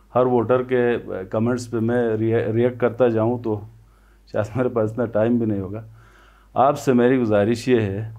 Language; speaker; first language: Urdu; non-native, local second language; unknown